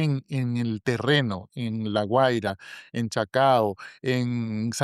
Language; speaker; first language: Spanish; native; Spanish